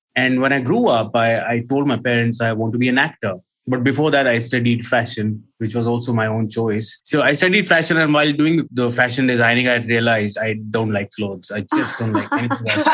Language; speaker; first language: English; non-native, local second language; Hindi